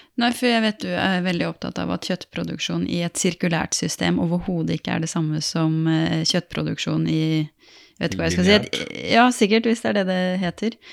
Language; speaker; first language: Norwegian; native; Norwegian